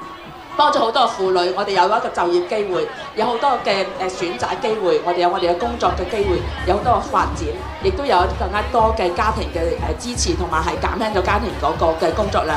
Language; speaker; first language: Cantonese; native; Cantonese